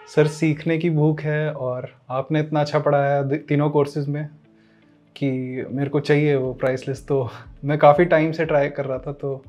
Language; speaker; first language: Hindi; native; Hindi